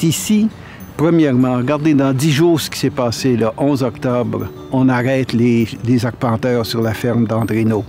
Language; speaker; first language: French; native; French